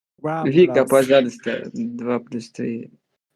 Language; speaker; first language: Russian; non-native, learner; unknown